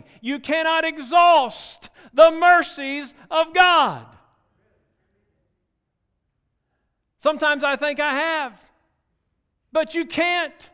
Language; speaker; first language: English; native; English